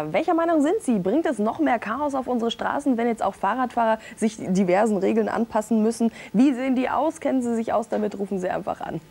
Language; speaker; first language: German; native; German